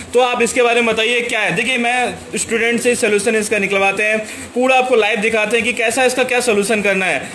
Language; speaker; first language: Hindi; native; Hindi